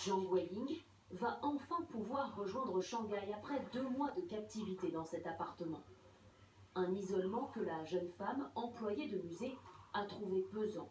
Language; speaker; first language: French; native; French